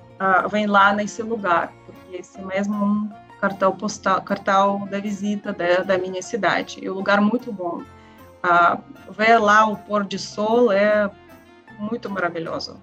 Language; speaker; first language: Portuguese; non-native, learner; Russian